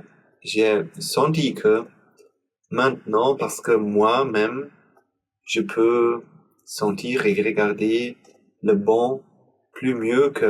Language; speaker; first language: French; non-native, learner; German